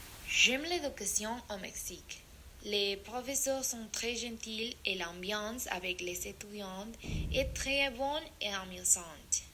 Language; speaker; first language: French; non-native, learner; Spanish